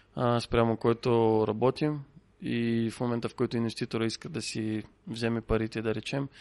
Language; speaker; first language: Bulgarian; non-native, fluent; Russian